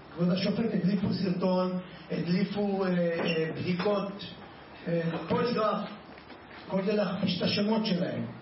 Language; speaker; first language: Hebrew; native; Hebrew